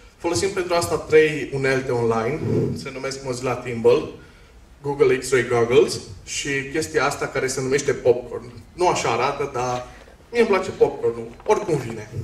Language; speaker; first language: Romanian; non-native, local second language; Hungarian